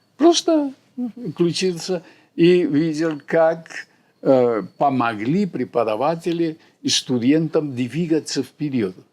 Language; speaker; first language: Russian; non-native, fluent; Spanish